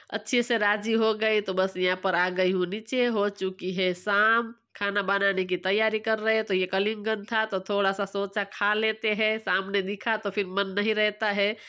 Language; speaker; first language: Hindi; non-native, local second language; Gujarati